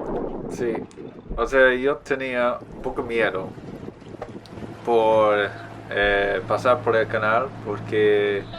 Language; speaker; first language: Spanish; non-native, fluent; English